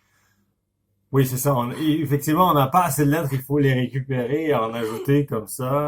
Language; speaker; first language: French; native; French